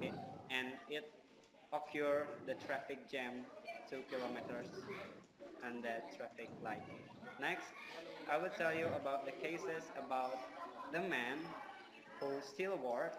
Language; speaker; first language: English; non-native, learner; Indonesian